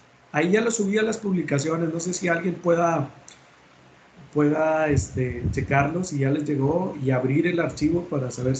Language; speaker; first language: Spanish; native; Spanish